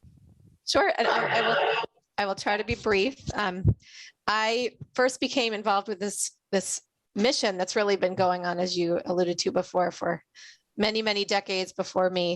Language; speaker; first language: English; native; English